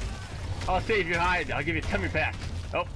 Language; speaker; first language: English; native; English